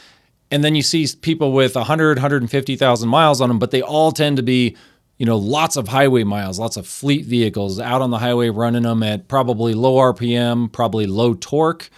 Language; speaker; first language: English; native; English